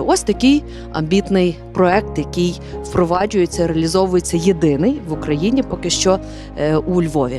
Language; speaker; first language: Ukrainian; native; Ukrainian